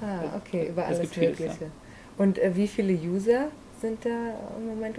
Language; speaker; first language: German; native; German